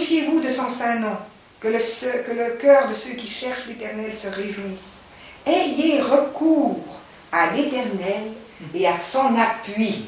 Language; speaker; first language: French; native; French